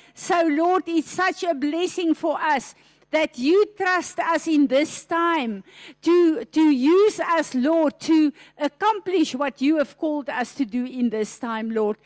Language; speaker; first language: English; non-native, local second language; Afrikaans